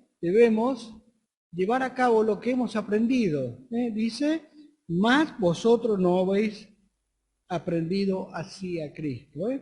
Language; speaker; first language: Spanish; native; Spanish